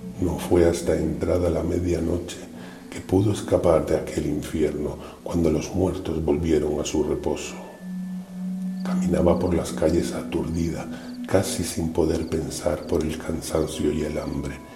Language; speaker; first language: Spanish; native; Spanish